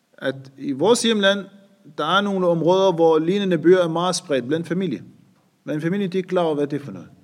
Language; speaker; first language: Danish; non-native, fluent; Arabic